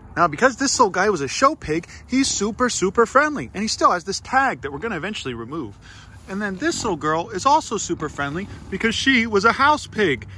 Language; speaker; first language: English; native; English